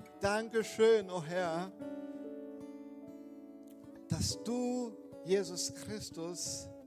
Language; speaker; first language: German; non-native, fluent; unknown